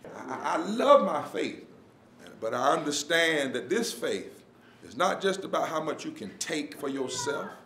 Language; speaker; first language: English; native; English